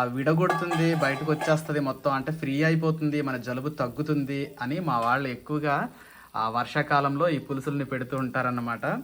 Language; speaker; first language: Telugu; non-native, local second language; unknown